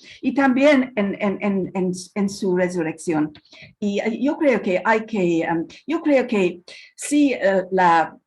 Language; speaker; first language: Spanish; non-native, fluent; English